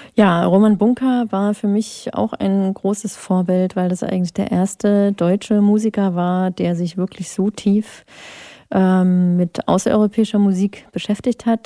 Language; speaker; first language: German; native; German